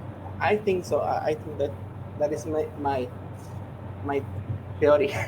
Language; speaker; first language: English; non-native, learner; Spanish